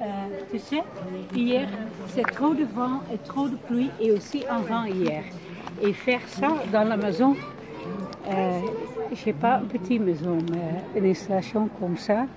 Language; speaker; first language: French; non-native, learner; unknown